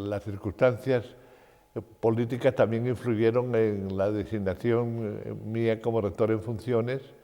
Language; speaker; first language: Spanish; native; Spanish